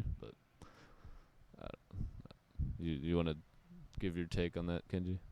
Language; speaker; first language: English; native; English